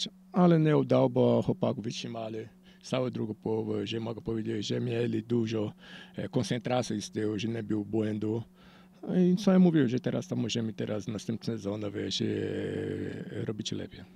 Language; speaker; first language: Polish; non-native, learner; Portuguese